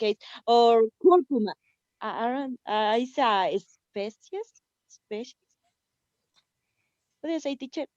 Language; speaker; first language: English; non-native, learner; Spanish